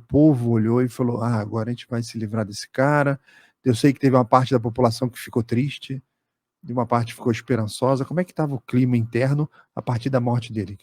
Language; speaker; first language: Portuguese; native; Portuguese